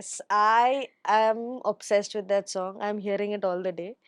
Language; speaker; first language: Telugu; non-native, learner; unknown